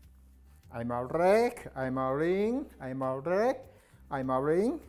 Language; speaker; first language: German; non-native, learner; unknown